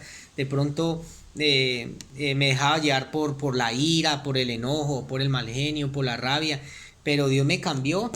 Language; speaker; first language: Spanish; native; Spanish